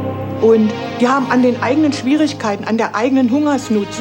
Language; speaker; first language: German; native; German